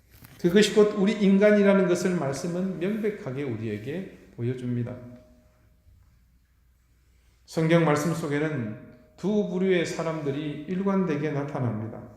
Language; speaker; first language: Korean; native; Korean